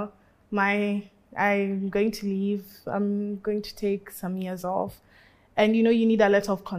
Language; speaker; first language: English; native; English